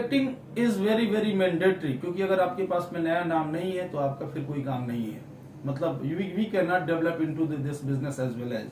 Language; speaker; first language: Hindi; native; Hindi